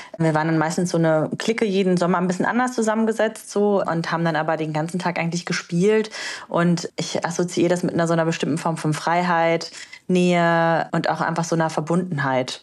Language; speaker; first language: German; early bilingual, other home language; Romanian